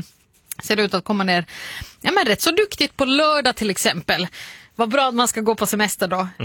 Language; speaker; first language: Swedish; native; Swedish